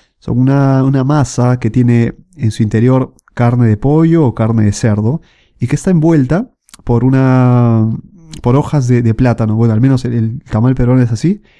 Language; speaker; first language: Spanish; native; Spanish